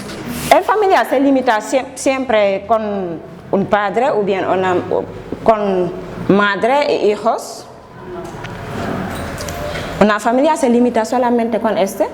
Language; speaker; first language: Spanish; non-native, fluent; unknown